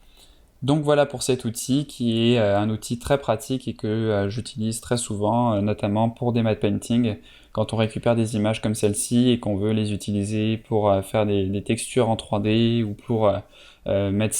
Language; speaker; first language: French; native; French